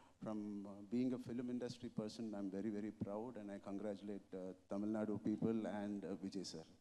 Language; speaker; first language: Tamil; non-native, local second language; Telugu